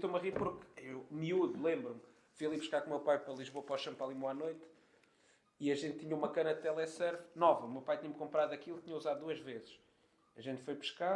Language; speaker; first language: Portuguese; native; Portuguese